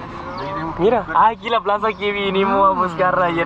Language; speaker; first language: Spanish; non-native, learner; Thai